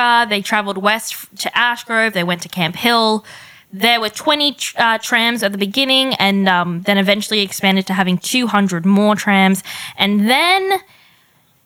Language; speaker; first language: English; native; English